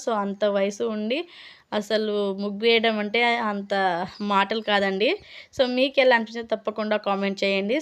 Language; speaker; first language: Telugu; non-native, local second language; Lambadi